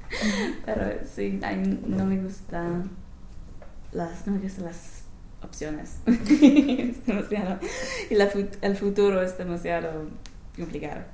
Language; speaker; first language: Spanish; non-native, learner; English